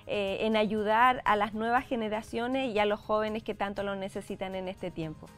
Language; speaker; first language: Spanish; native; Spanish